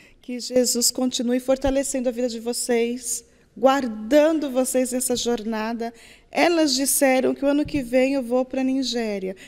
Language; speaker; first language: Portuguese; native; Portuguese